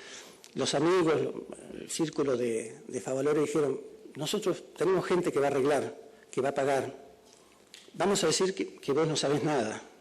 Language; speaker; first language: Spanish; native; Spanish